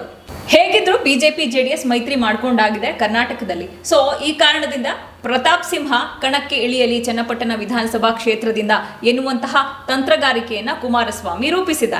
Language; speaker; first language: Kannada; native; Kannada